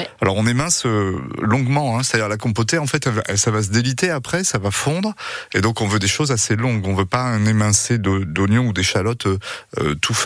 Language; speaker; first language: French; native; French